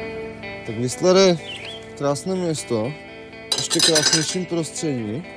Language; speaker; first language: Czech; native; Czech